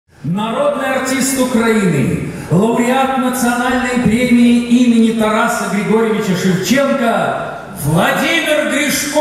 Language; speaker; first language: Russian; native; Russian